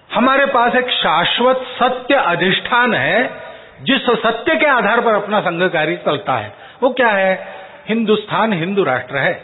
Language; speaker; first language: Hindi; non-native, local second language; Marathi